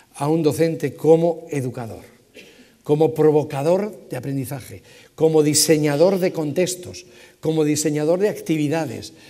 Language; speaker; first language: Spanish; native; Spanish